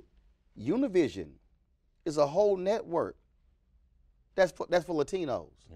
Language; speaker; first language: English; native; English